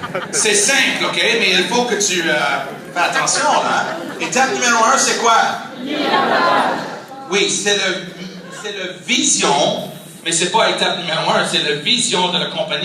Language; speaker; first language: French; non-native, fluent; English